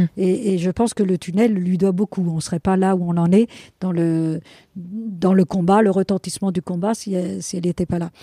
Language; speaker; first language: French; non-native, fluent; Spanish